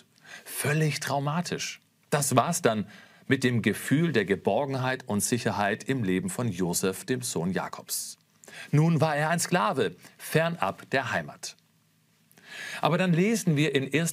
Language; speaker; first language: German; native; German